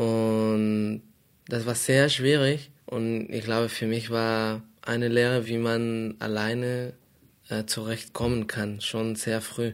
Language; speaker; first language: German; non-native, fluent; Spanish